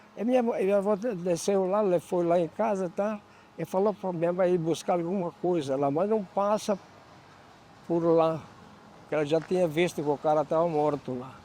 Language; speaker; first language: Portuguese; non-native, fluent; Albanian